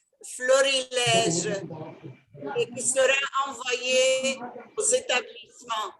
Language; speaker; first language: French; non-native, local second language; Arabic